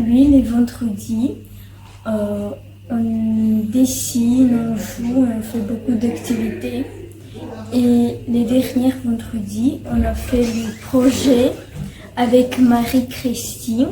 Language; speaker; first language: French; early bilingual, other home language; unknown